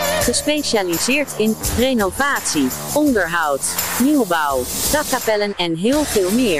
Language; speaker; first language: Dutch; native; Dutch